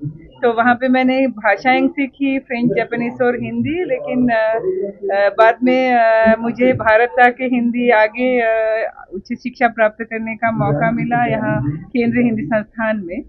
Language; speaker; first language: Hindi; non-native, fluent; Sinhala